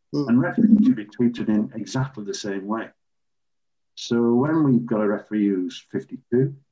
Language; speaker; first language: English; native; English